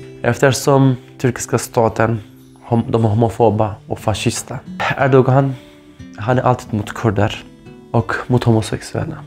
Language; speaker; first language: Swedish; non-native, fluent; Kurdish